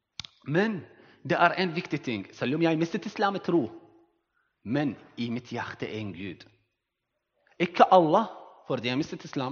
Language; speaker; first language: Norwegian; non-native, learner; Arabic